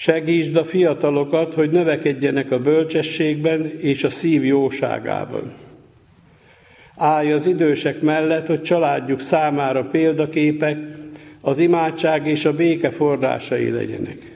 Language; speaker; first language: Hungarian; native; Hungarian